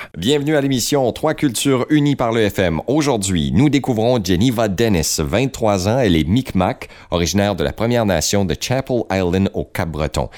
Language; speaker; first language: French; native; French